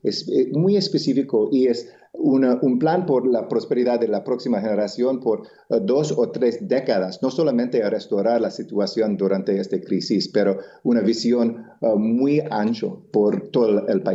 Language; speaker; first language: Spanish; non-native, local second language; English